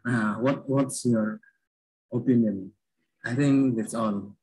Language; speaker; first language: English; non-native, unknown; Javanese